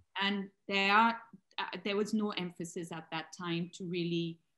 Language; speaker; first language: English; non-native, local second language; Urdu